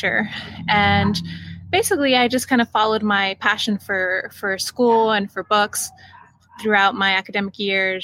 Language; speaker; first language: English; native; English